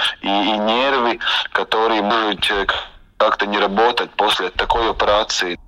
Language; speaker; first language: Russian; non-native, local second language; Latvian